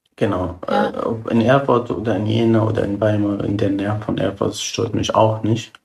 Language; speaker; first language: German; non-native, fluent; Arabic